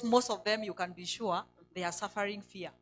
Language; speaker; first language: English; non-native, local second language; Swahili